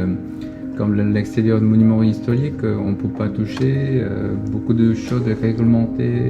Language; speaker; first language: French; non-native, learner; Korean